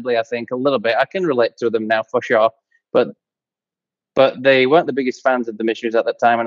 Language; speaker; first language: English; native; English